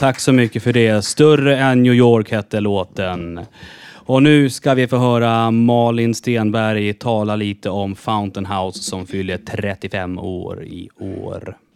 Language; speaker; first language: Swedish; native; Swedish